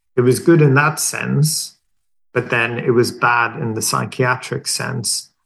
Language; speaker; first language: English; non-native, fluent; Swedish